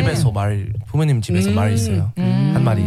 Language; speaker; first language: Korean; non-native, learner; English